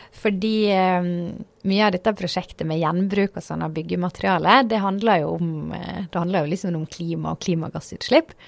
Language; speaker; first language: Norwegian; native; Norwegian